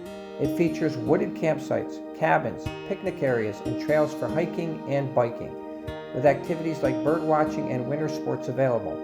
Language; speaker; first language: English; native; English